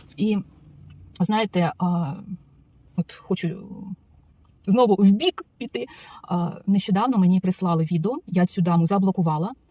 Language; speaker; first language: Ukrainian; non-native, local second language; Russian